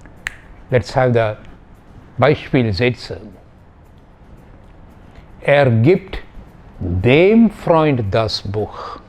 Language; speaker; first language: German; non-native, fluent; Malayalam